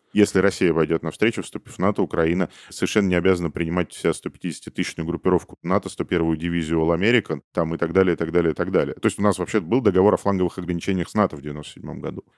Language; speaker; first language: Russian; native; Russian